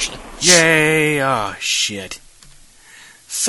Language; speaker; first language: English; native; English